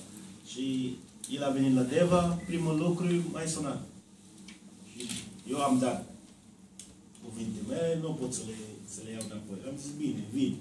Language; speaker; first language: Romanian; non-native, learner; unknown